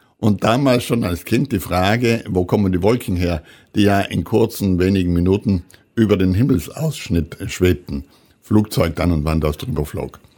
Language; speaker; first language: German; native; German